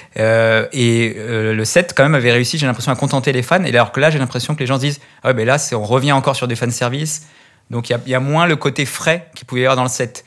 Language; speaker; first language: French; native; French